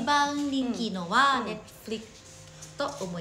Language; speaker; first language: Japanese; non-native, learner; Thai